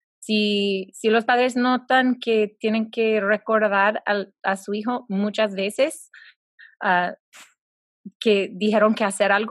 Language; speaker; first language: Spanish; non-native, fluent; English